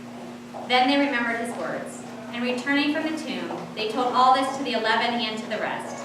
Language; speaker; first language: English; native; English